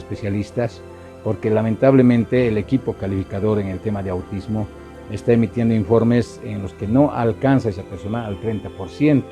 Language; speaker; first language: Spanish; native; Spanish